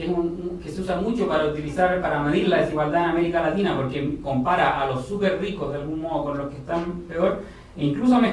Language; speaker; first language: Spanish; native; Spanish